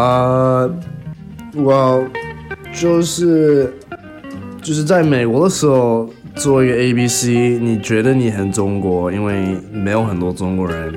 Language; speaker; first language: Chinese; early bilingual, heritage; Chinese